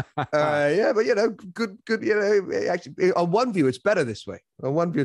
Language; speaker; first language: English; native; English